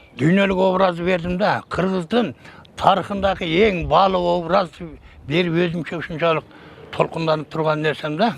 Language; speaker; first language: Kyrgyz; native; Kyrgyz